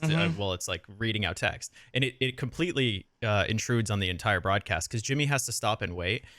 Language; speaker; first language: English; native; English